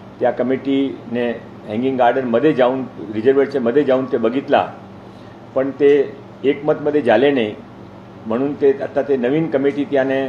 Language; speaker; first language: Marathi; non-native, local second language; Hindi